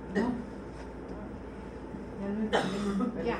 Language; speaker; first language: Spanish; native; Spanish